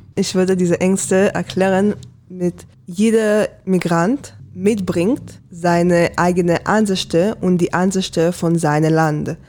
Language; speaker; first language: German; non-native, fluent; Hebrew